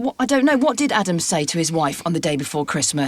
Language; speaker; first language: English; native; English